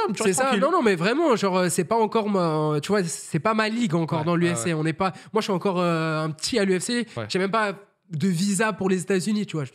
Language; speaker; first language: French; native; French